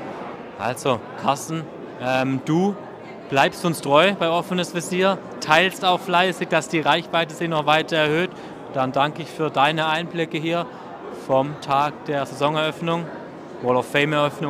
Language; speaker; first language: German; native; German